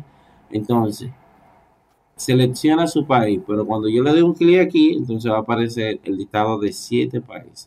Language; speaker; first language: Spanish; native; Spanish